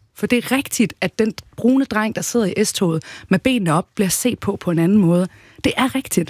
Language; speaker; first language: Danish; early bilingual, other home language; Arabic